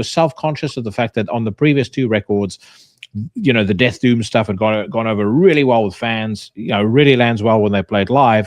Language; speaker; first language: English; native; English